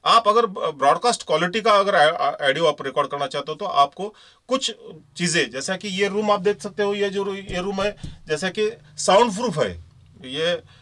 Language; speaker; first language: Hindi; non-native, local second language; Marathi